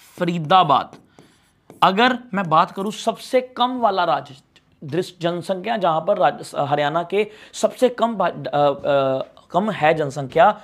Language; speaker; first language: Hindi; non-native, local second language; Punjabi